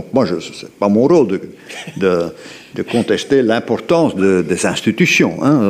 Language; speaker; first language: French; native; French